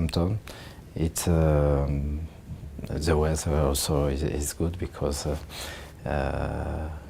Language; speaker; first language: English; non-native, learner; French